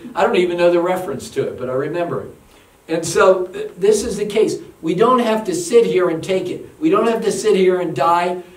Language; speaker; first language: English; native; English